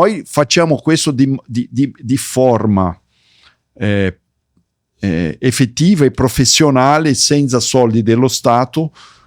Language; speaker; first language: Italian; early bilingual, heritage; Portuguese